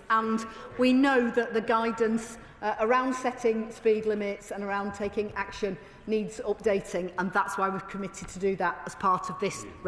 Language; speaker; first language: English; native; English